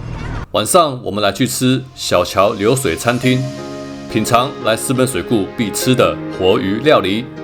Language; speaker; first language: Chinese; native; Chinese